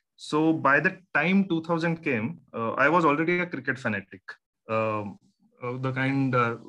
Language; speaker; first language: English; non-native, local second language; Marathi